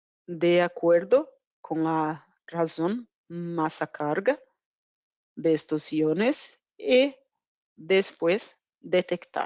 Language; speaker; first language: Spanish; non-native, fluent; Portuguese